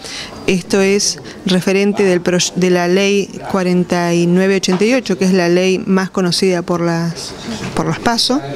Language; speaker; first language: Spanish; native; Spanish